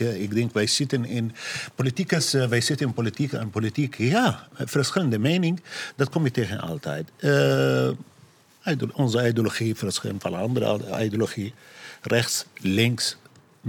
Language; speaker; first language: Dutch; non-native, learner; Arabic